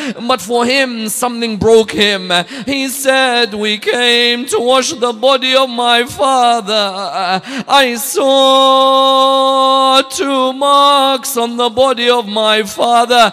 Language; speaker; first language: English; native; English